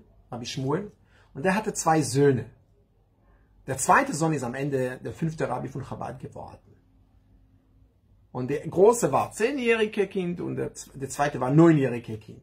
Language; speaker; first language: German; non-native, learner; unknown